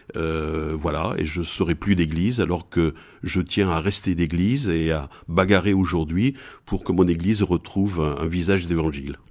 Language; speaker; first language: French; native; French